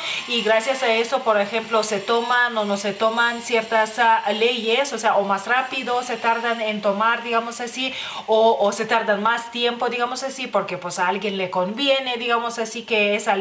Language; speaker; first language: Spanish; non-native, fluent; Lithuanian